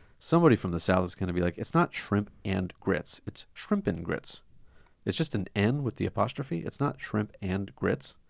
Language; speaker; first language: English; native; English